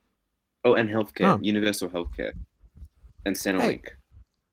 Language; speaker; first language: English; native; English